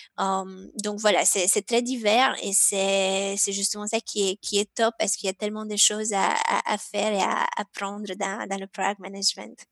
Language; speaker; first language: French; non-native, fluent; Romanian